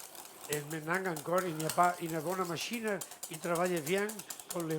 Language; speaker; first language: French; non-native, learner; Catalan